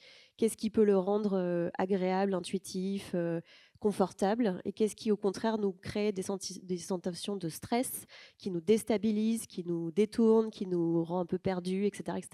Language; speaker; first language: French; native; French